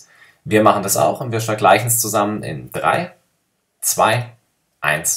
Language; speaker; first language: German; native; German